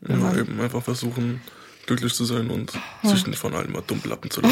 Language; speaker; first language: German; native; German